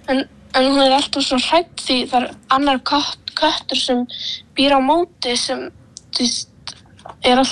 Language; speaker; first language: Icelandic; early bilingual, other home language; Polish